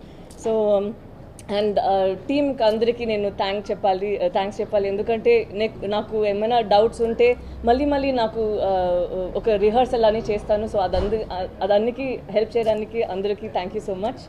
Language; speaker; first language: Telugu; non-native, local second language; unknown